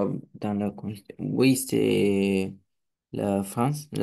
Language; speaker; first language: French; non-native, learner; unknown